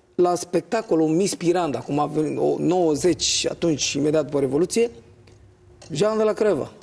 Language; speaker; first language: Romanian; native; Romanian